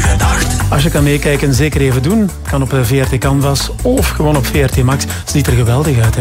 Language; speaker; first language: Dutch; native; Dutch